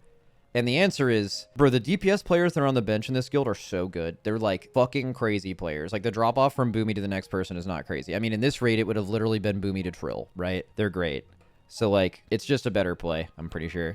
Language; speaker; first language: English; native; English